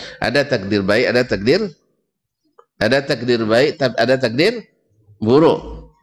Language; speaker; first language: Malay; native; Malay